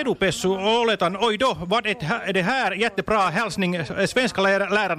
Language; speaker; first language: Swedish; non-native, learner; Finnish